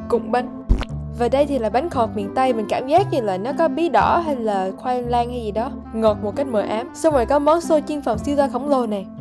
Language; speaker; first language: Vietnamese; early bilingual, heritage; Vietnamese